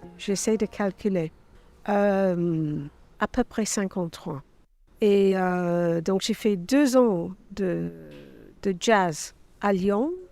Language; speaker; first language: French; non-native, fluent; English